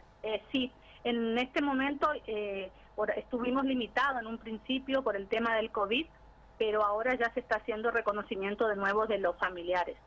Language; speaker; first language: Spanish; native; Spanish